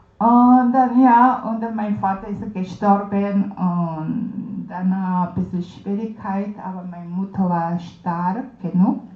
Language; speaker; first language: German; non-native, learner; Korean